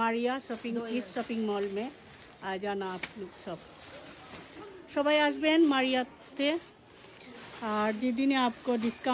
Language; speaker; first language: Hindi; non-native, learner; Bangla